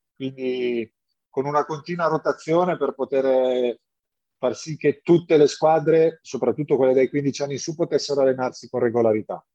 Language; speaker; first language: Italian; native; Italian